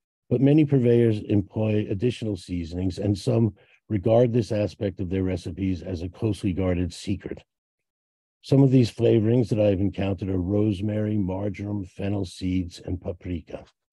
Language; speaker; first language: English; native; English